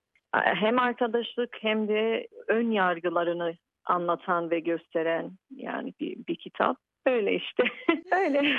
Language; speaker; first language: Turkish; early bilingual, heritage; Turkish